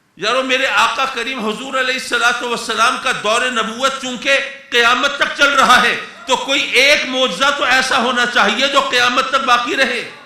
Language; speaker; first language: Urdu; native; Urdu